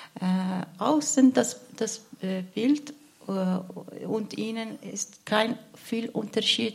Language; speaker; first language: German; non-native, learner; Arabic